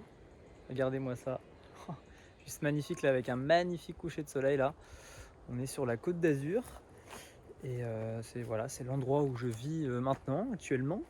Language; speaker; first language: French; native; French